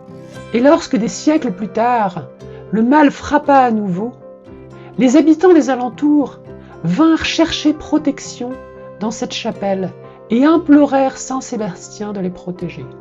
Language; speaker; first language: French; native; French